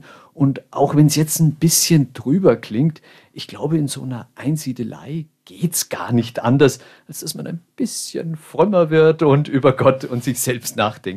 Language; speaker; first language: German; native; German